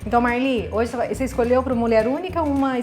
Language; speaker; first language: Portuguese; native; Portuguese